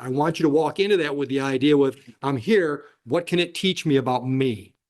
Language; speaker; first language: English; native; English